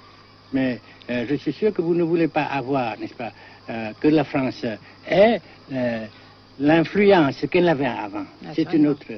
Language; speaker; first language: French; non-native, fluent; Vietnamese